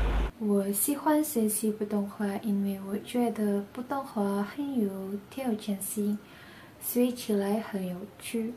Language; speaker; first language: Chinese; non-native, learner; Indonesian